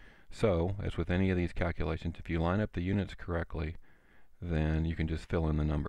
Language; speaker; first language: English; native; English